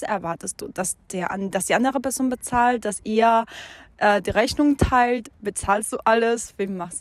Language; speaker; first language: German; non-native, fluent; Spanish